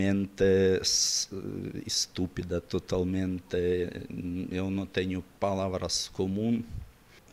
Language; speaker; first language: Portuguese; non-native, learner; Russian